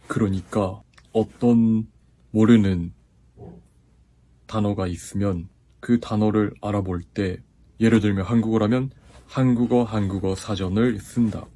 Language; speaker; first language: Korean; non-native, fluent; Japanese